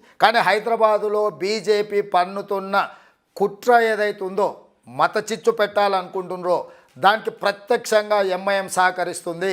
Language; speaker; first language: Telugu; native; Telugu